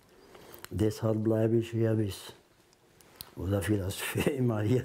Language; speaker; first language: German; non-native, learner; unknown